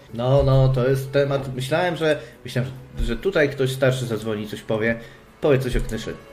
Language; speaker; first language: Polish; native; Polish